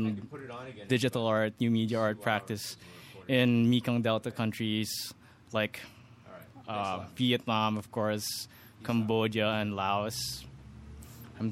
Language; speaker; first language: English; non-native, local second language; Filipino